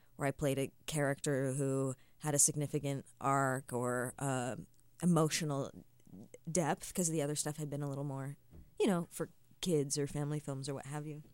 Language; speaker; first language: English; native; English